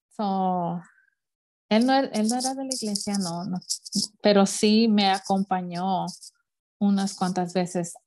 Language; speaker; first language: Spanish; early bilingual, heritage; Spanish